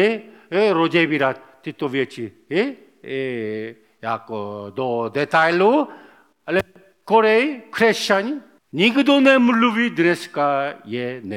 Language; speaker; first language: Czech; non-native, learner; Korean